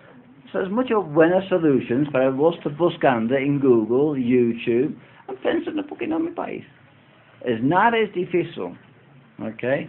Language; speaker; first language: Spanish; non-native, learner; English